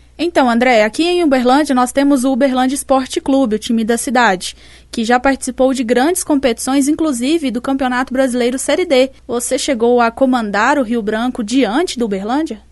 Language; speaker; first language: Portuguese; native; Portuguese